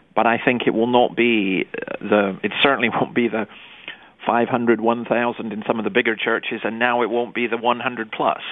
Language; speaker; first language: English; native; English